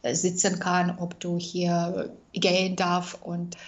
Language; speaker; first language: German; non-native, fluent; Russian